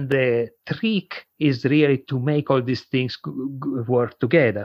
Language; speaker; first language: English; non-native, fluent; Italian